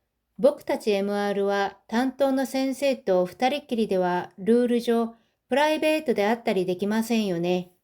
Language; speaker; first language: Japanese; non-native, fluent; Korean